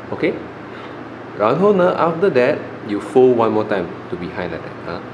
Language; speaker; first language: English; non-native, local second language; Chinese